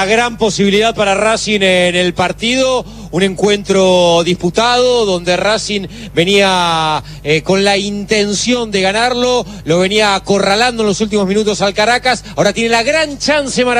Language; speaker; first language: Spanish; native; Spanish